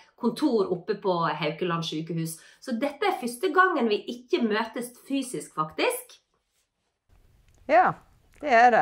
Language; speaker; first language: Norwegian; native; Norwegian